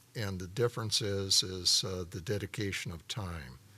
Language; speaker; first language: English; native; English